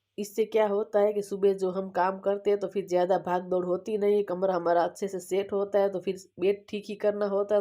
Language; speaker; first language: Hindi; non-native, local second language; Gujarati